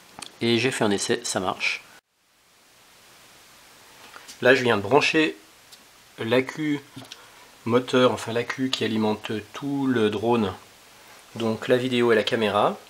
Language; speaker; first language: French; native; French